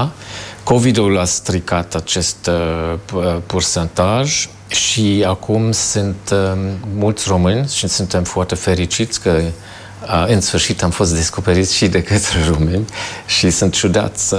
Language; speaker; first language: Romanian; non-native, fluent; German